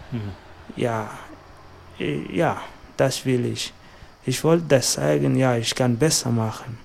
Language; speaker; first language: German; non-native, learner; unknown